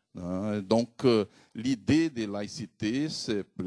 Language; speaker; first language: French; non-native, fluent; Portuguese